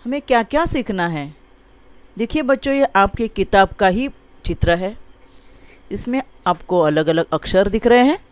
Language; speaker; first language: Hindi; non-native, local second language; Marathi